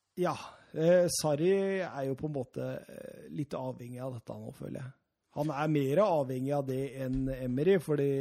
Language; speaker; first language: Norwegian; native; Norwegian